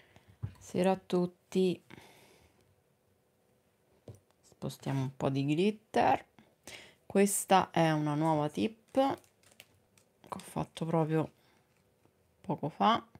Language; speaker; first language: Italian; native; Italian